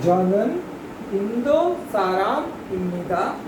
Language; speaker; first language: Korean; non-native, fluent; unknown